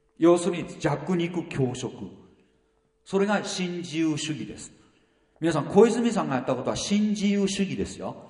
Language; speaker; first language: Japanese; native; Japanese